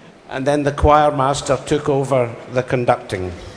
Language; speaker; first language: English; native; English